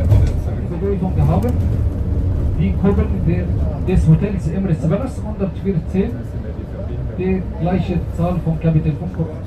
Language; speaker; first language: German; non-native, fluent; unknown